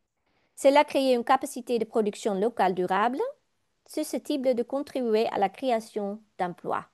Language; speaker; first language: French; non-native, learner; Dutch